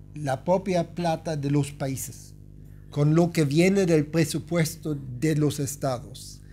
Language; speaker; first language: Spanish; non-native, fluent; German